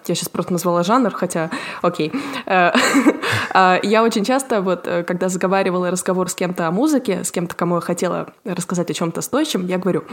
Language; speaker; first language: Russian; native; Russian